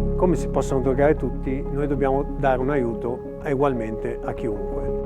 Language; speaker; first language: Italian; native; Italian